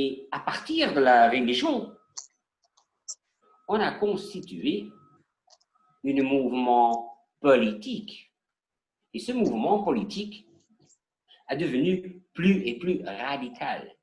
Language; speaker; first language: French; non-native, learner; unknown